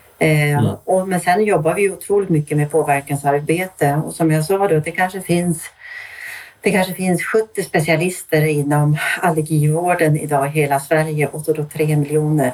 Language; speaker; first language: Swedish; native; Swedish